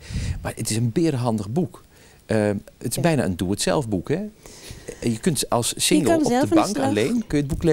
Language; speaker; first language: Dutch; native; Dutch